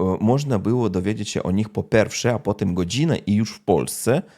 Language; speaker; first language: Polish; non-native, fluent; Russian